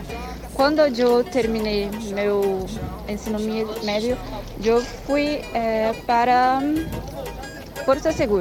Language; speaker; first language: Spanish; non-native, learner; Portuguese